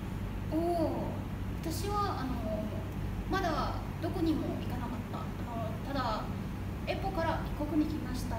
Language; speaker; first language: Japanese; non-native, learner; Malay